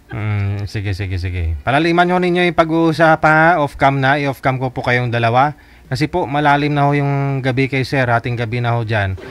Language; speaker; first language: Filipino; native; Filipino